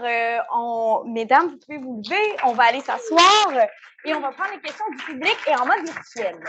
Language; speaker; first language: French; native; French